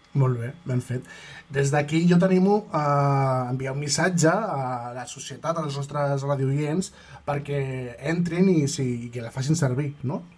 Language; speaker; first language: Catalan; native; Catalan